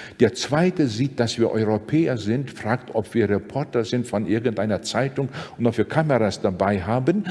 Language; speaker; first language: German; non-native, fluent; Latvian